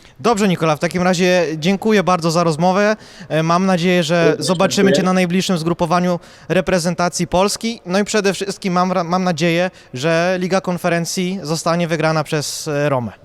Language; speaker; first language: Polish; native; Polish